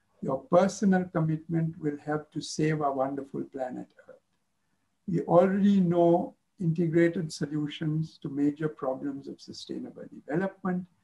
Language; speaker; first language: English; non-native, local second language; Sinhala